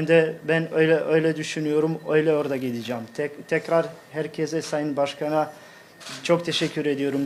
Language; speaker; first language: Turkish; non-native, fluent; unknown